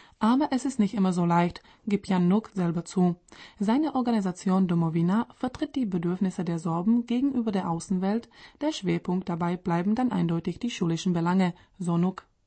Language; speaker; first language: German; non-native, fluent; Czech